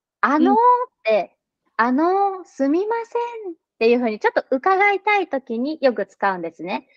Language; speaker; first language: Japanese; native; Japanese